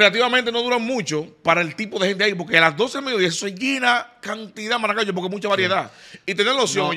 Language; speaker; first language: Spanish; native; Spanish